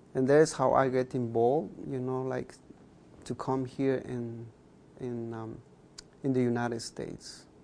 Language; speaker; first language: English; non-native, fluent; Kʼicheʼ